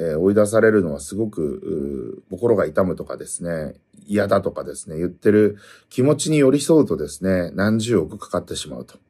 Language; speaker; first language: Japanese; native; Japanese